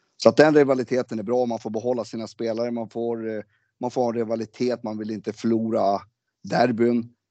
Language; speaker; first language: Swedish; native; Swedish